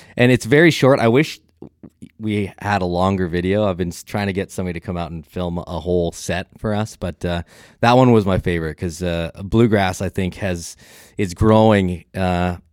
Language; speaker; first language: English; native; English